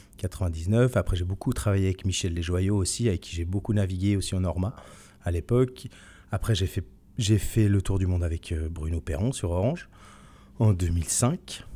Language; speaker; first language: French; native; French